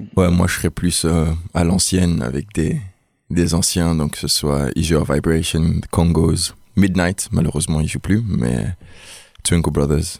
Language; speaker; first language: French; early bilingual, heritage; French